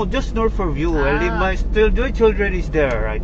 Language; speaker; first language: English; non-native, learner; Korean